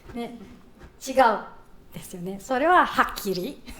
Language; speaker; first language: Japanese; non-native, learner; English